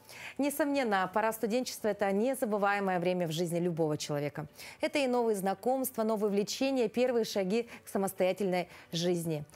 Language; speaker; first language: Russian; native; Russian